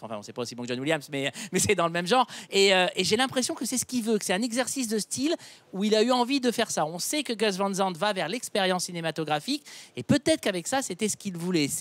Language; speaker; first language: French; native; French